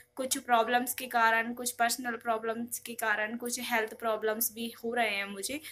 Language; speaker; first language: Hindi; native; Hindi